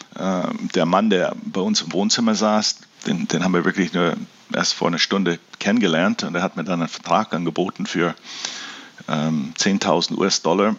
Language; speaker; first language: German; early bilingual, heritage; German